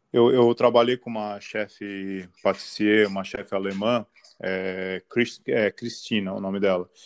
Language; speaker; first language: Portuguese; native; Portuguese